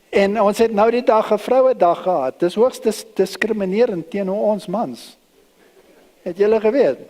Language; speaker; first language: Afrikaans; early bilingual, other home language; German